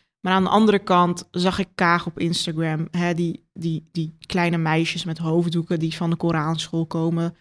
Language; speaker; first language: Dutch; early bilingual, other home language; Turkish